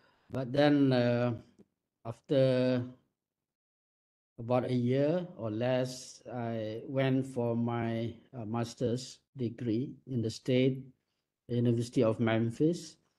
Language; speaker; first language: English; non-native, local second language; Malay